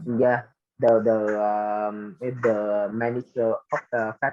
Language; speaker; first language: English; non-native, learner; Vietnamese